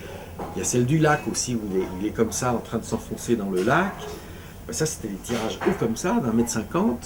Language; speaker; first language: French; native; French